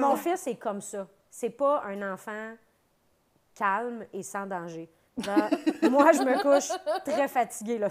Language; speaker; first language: French; native; French